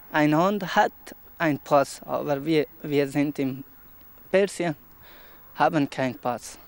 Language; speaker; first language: German; non-native, learner; Persian